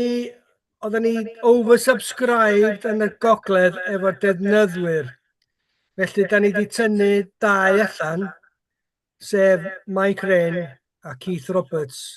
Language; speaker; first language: Welsh; native; Welsh